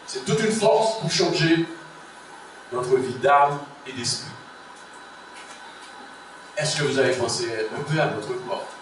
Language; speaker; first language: French; non-native, local second language; Haitian Creole